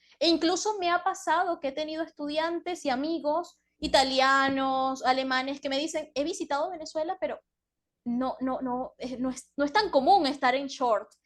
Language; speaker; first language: Spanish; native; Spanish